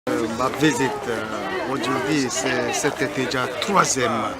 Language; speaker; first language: French; non-native, learner; Korean